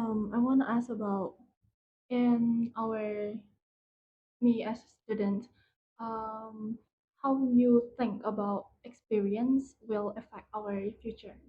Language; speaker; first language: English; non-native, learner; Indonesian